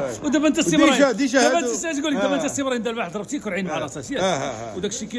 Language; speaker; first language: Arabic; native; Arabic